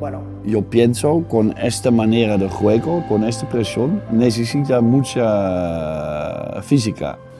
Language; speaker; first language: Spanish; non-native, learner; Dutch